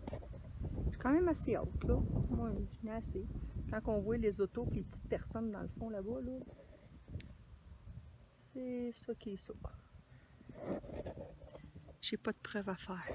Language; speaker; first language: French; native; French